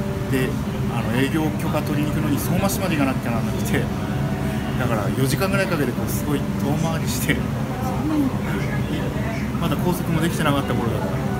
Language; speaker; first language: Japanese; native; Japanese